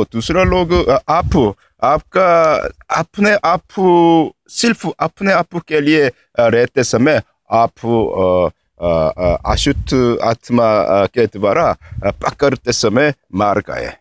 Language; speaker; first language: Hindi; non-native, learner; Korean